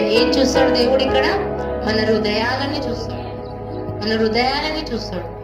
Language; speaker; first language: Telugu; non-native, local second language; Hindi